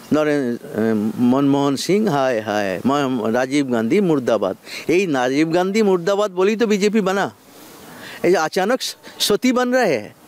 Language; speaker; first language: Hindi; non-native, local second language; Bangla